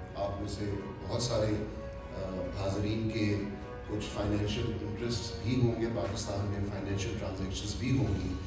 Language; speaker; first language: Urdu; native; Urdu